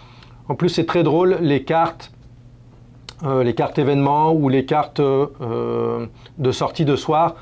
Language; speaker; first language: French; native; French